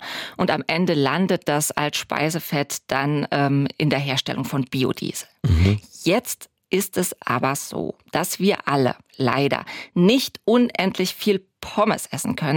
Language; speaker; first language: German; native; German